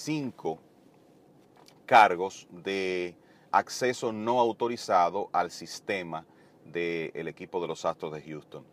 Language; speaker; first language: Spanish; native; Spanish